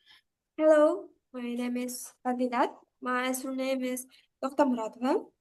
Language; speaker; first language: English; non-native, learner; Uzbek